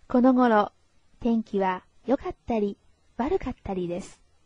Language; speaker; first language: Japanese; non-native, fluent; Chinese